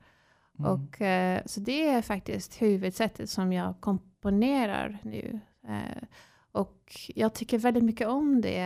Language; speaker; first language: Swedish; non-native, fluent; English